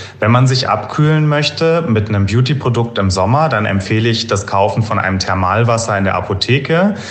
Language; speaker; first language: German; native; German